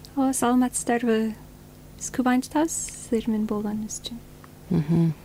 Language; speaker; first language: Kyrgyz; non-native, fluent; English